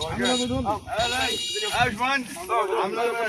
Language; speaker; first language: Arabic; native; Arabic